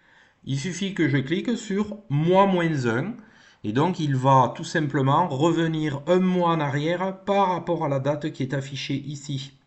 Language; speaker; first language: French; native; French